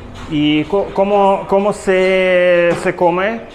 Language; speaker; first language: Spanish; non-native, learner; Russian